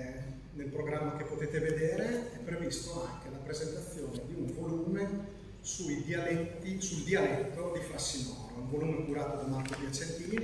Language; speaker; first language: Italian; native; Italian